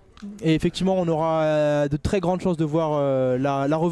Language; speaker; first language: French; native; French